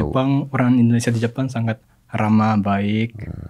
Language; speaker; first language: Indonesian; non-native, fluent; Japanese